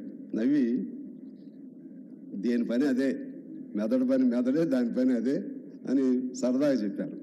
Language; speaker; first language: Telugu; native; Telugu